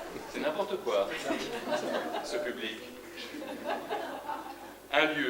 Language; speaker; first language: French; native; French